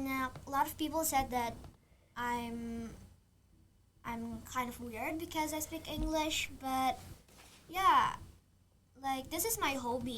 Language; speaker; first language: English; non-native, fluent; Indonesian